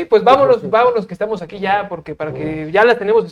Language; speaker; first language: Spanish; native; Spanish